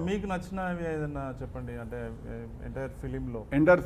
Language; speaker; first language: Telugu; native; Telugu